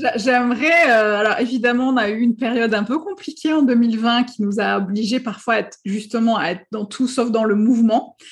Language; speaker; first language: French; non-native, local second language; Arabic